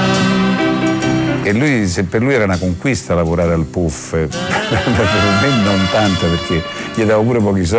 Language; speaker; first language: Italian; native; Italian